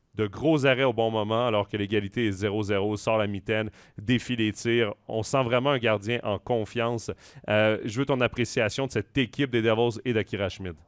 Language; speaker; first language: French; native; French